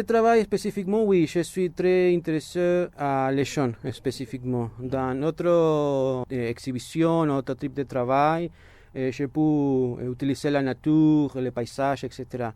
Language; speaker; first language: French; non-native, fluent; Spanish